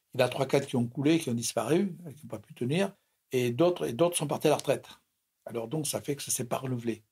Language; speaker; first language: French; native; French